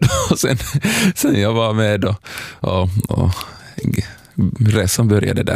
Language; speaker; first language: Swedish; non-native, local second language; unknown